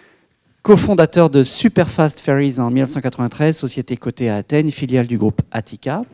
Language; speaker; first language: French; native; French